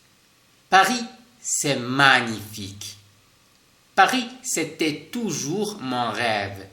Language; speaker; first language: French; non-native, fluent; Spanish